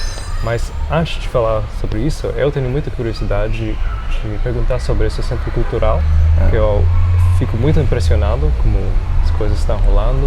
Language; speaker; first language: Portuguese; non-native, fluent; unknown